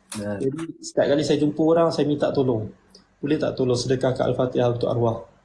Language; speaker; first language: Malay; native; Malay